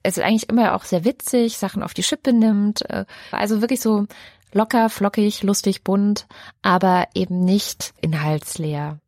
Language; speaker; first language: German; native; German